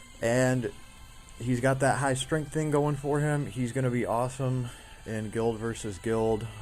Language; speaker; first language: English; native; English